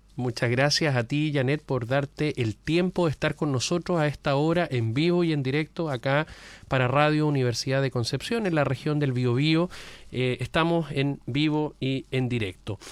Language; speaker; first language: Spanish; native; Spanish